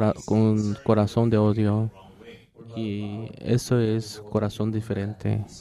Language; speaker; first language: Spanish; non-native, learner; Korean